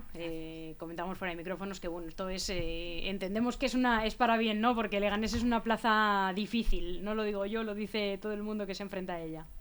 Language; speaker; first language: Spanish; native; Spanish